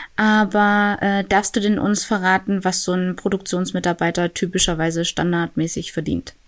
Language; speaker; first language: German; native; German